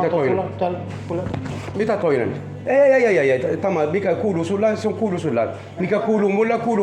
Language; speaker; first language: Finnish; non-native, learner; Turkish